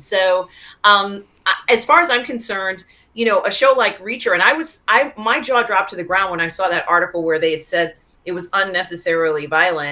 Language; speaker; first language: English; native; English